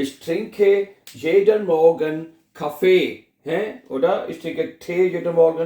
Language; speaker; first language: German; non-native, fluent; Urdu